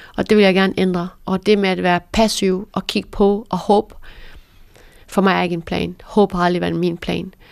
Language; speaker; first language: Danish; early bilingual, other home language; Persian